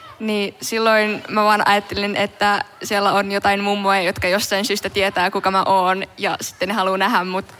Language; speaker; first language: Finnish; early bilingual, heritage; Finnish